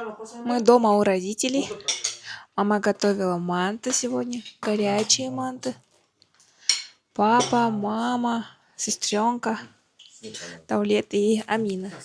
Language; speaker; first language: Russian; non-native, local second language; Kazakh